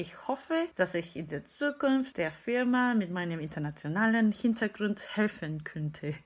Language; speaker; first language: German; non-native, fluent; Korean